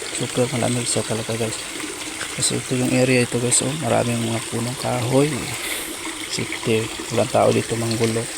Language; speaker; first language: Filipino; non-native, local second language; Cebuano